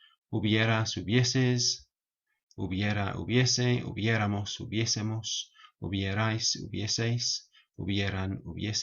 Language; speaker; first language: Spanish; non-native, fluent; English